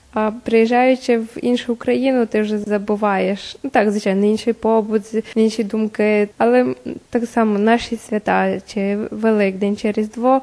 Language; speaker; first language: Ukrainian; native; Ukrainian